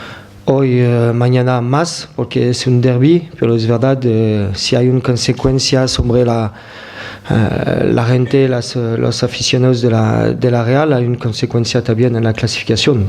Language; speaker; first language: Spanish; non-native, fluent; French